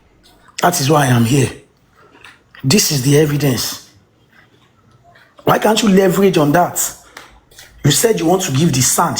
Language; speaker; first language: English; non-native, local second language; Yoruba